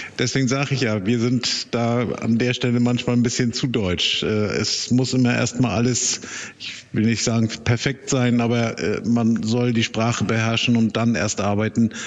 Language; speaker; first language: German; native; German